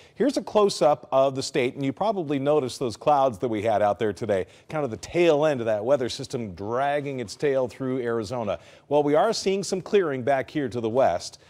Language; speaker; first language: English; native; English